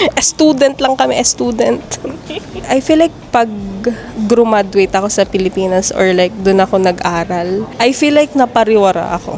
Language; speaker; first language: Filipino; native; Filipino